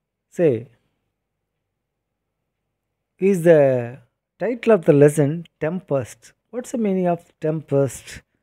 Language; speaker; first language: English; non-native, local second language; Tamil